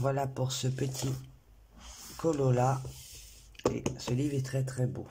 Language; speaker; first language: French; native; French